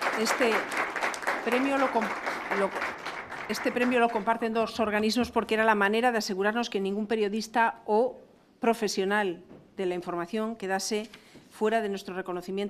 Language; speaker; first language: Spanish; native; Spanish